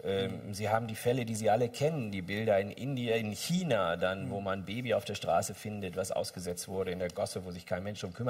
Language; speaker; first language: German; native; German